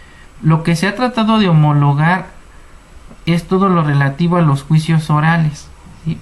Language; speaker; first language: Spanish; native; Spanish